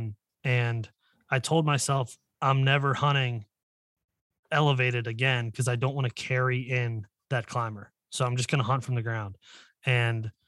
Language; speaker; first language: English; native; English